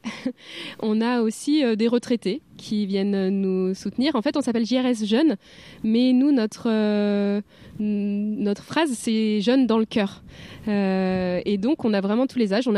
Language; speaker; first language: French; native; French